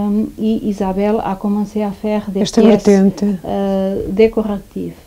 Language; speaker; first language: French; non-native, fluent; Portuguese